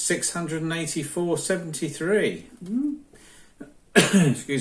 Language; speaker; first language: English; native; English